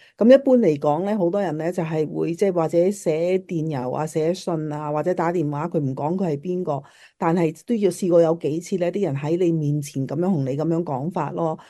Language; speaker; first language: Cantonese; native; Cantonese